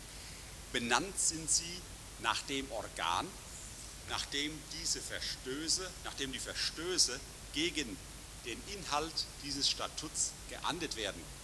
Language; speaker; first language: German; native; German